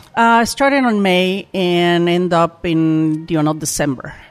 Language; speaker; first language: English; non-native, fluent; Spanish